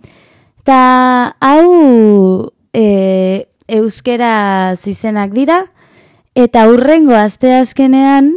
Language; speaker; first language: Basque; non-native, learner; Spanish